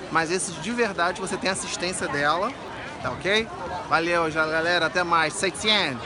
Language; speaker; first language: Portuguese; native; Portuguese